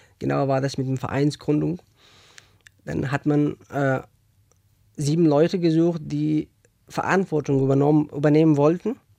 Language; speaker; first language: German; non-native, fluent; Persian